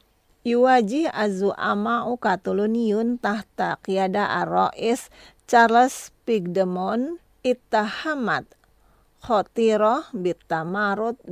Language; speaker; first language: Arabic; non-native, fluent; Indonesian